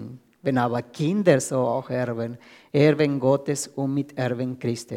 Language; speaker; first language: German; non-native, fluent; Spanish